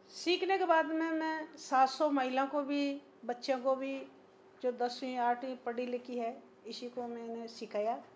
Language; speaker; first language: Hindi; native; Hindi